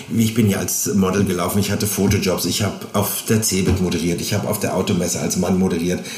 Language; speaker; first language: German; native; German